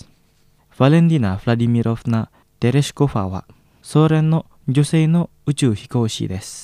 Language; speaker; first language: Japanese; non-native, fluent; Indonesian